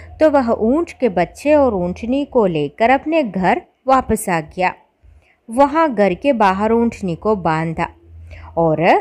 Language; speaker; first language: Hindi; non-native, local second language; Malayalam